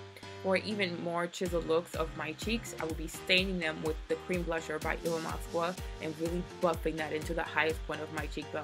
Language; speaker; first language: English; native; English